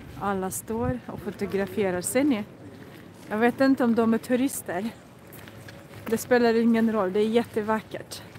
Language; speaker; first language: Swedish; non-native, fluent; Russian